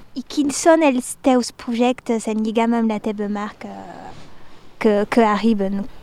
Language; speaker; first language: Catalan; non-native, local second language; French